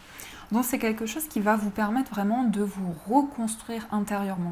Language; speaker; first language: French; native; French